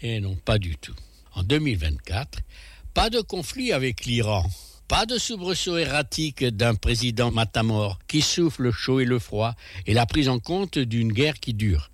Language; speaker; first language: French; native; French